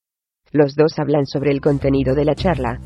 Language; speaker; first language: Spanish; native; Spanish